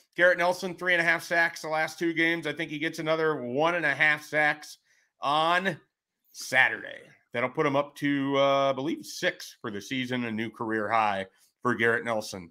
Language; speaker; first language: English; native; English